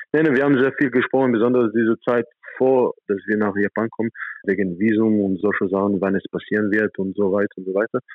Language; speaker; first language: German; non-native, fluent; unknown